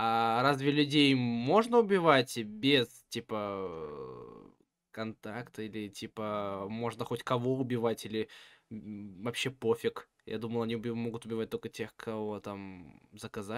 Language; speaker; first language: Russian; native; Russian